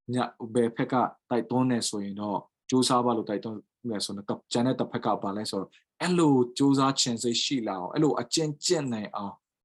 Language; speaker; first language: Burmese; non-native, local second language; Tedim Chin